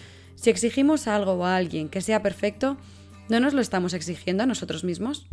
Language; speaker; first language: Spanish; native; Spanish